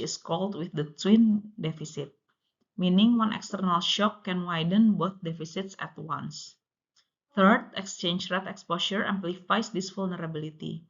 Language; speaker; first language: English; non-native, local second language; Indonesian